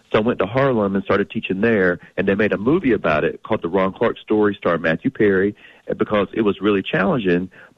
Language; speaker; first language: English; native; English